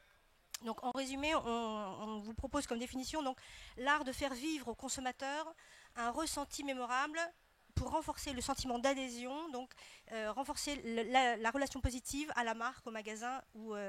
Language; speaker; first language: French; native; French